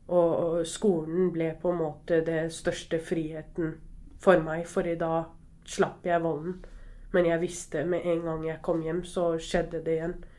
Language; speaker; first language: Norwegian; early bilingual, other home language; Arabic